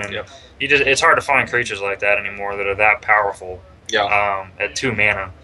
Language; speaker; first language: English; native; English